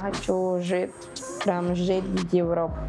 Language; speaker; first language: Russian; non-native, fluent; Spanish